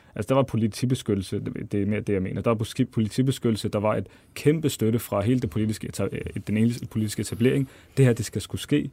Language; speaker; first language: Danish; early bilingual, other home language; Arabic